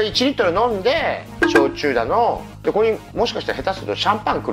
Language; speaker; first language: Japanese; native; Japanese